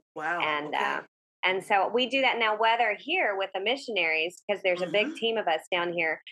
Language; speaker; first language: English; native; English